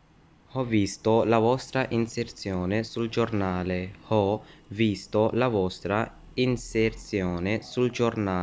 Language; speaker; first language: Italian; non-native, learner; Urdu